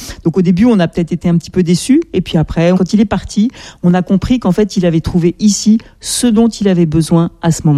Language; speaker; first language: French; native; French